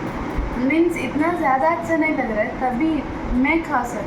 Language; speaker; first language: Hindi; non-native, local second language; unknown